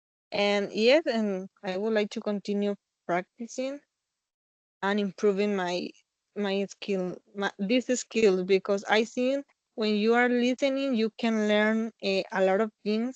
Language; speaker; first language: English; non-native, learner; Spanish